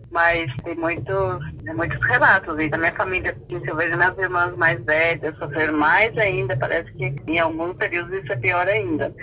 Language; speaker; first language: Portuguese; non-native, local second language; Guarani